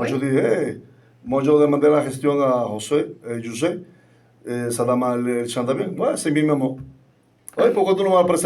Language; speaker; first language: French; non-native, learner; Spanish